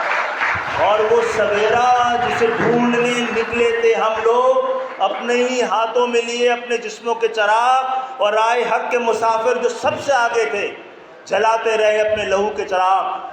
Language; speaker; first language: Urdu; native; Urdu